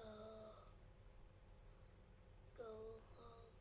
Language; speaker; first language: English; non-native, learner; Vietnamese